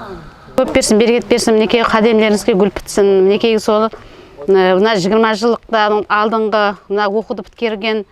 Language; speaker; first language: Kazakh; native; Kazakh